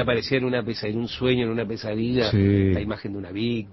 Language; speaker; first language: Spanish; native; Spanish